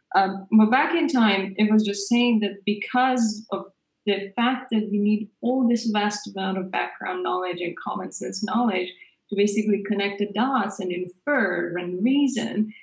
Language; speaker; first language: English; non-native, fluent; Persian